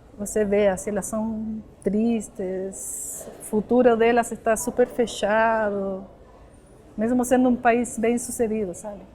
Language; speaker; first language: Portuguese; non-native, fluent; Spanish